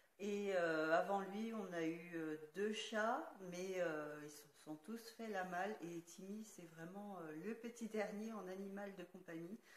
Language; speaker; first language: French; native; French